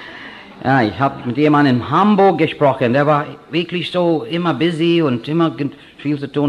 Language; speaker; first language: German; non-native, fluent; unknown